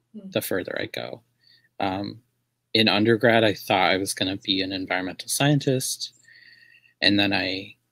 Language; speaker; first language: English; native; English